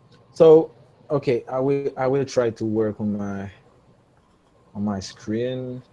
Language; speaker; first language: English; non-native, fluent; Haitian Creole